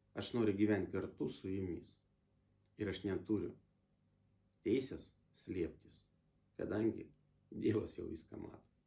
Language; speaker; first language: Lithuanian; non-native, local second language; Russian